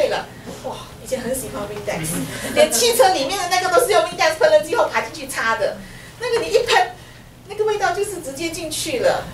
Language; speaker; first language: Chinese; native; Chinese